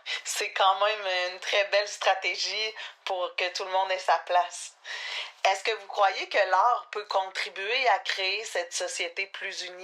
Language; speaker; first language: French; native; French